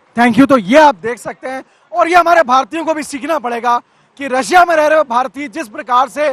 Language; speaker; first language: Hindi; native; Hindi